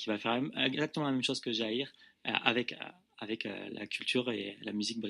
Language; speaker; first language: French; native; French